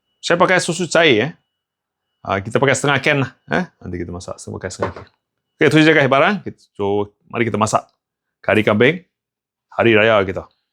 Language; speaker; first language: Malay; non-native, local second language; Tamil